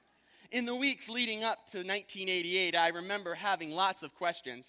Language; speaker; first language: English; native; English